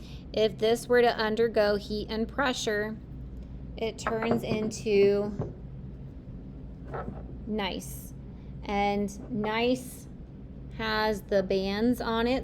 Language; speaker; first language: English; native; English